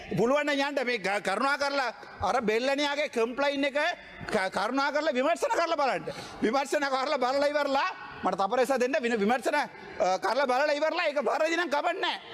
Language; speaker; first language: Sinhala; non-native, local second language; Tamil